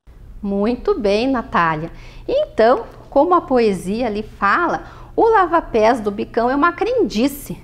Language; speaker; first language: Portuguese; native; Portuguese